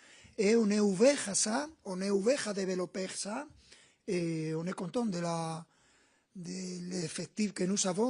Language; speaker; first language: French; non-native, learner; Spanish